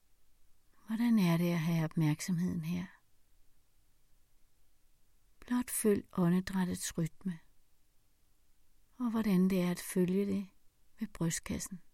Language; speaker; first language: Danish; native; Danish